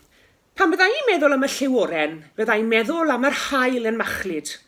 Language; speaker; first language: Welsh; native; Welsh